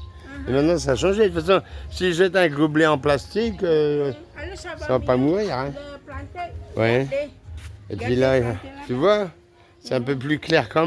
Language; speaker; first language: French; native; French